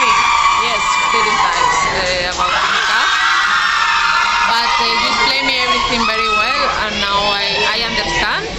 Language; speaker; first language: English; non-native, fluent; Spanish